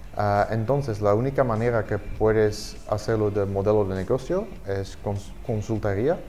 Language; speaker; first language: Spanish; non-native, fluent; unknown